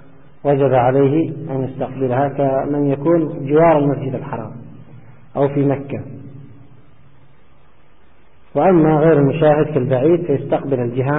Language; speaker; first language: Arabic; native; Arabic